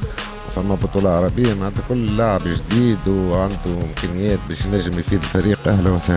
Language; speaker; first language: Arabic; native; Arabic